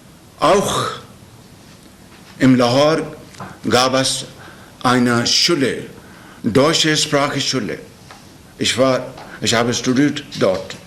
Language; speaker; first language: German; non-native, learner; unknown